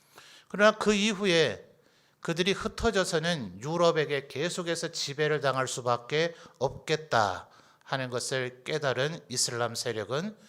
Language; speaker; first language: Korean; native; Korean